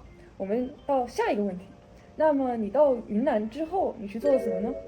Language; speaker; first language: Chinese; non-native, learner; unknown